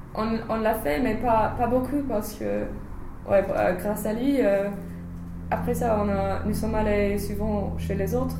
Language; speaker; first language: French; non-native, learner; English